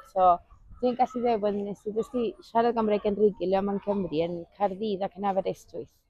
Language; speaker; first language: Welsh; early bilingual, heritage; Welsh